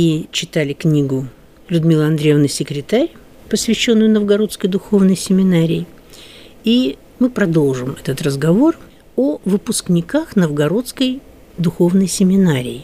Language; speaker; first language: Russian; native; Russian